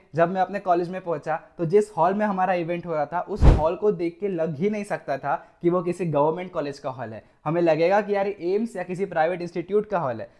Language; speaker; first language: Hindi; non-native, local second language; Marathi